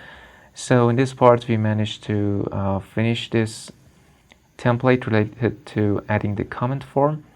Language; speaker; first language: English; non-native, fluent; Persian